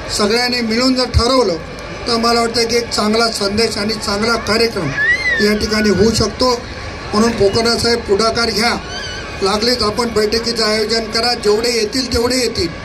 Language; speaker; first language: Marathi; native; Marathi